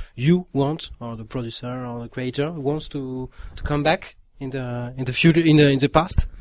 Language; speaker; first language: English; non-native, learner; French